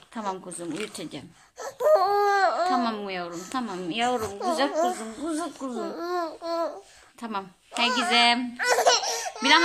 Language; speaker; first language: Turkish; non-native, learner; Indonesian